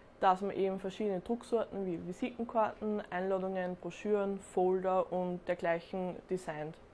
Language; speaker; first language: German; native; German